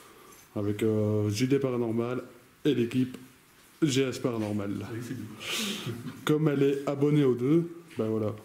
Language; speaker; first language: French; native; French